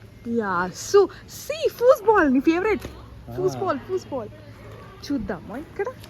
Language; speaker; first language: Telugu; early bilingual, heritage; Telugu